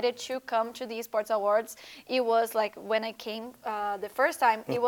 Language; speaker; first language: English; non-native, fluent; Portuguese